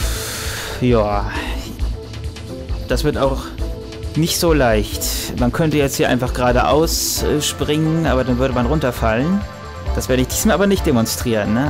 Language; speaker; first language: German; native; German